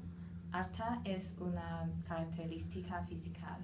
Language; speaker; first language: Spanish; non-native, learner; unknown